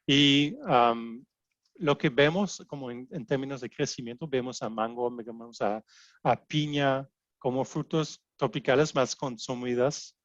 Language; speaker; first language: Spanish; non-native, fluent; French